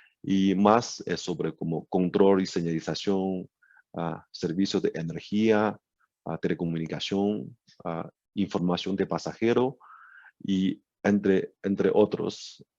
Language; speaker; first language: Spanish; non-native, learner; Chinese